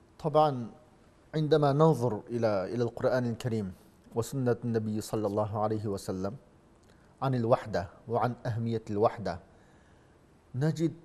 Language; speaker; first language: Arabic; non-native, fluent; Uyghur